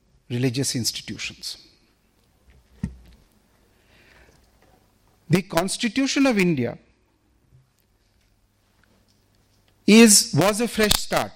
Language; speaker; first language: English; non-native, local second language; Bangla